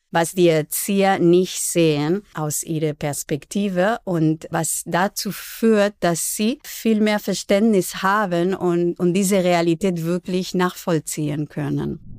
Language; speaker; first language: German; non-native, fluent; Spanish